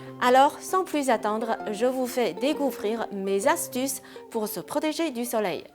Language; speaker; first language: French; non-native, fluent; Chinese